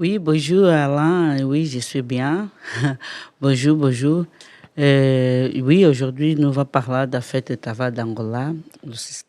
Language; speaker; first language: French; non-native, learner; Portuguese